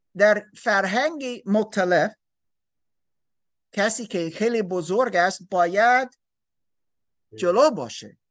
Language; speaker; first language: Persian; non-native, learner; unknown